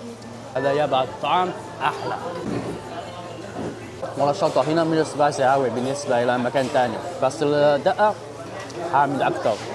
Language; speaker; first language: Arabic; non-native, learner; Chinese